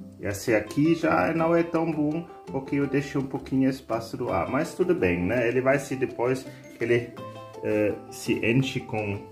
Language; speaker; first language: Portuguese; non-native, learner; German